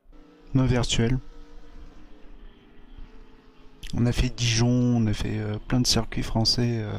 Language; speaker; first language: French; native; French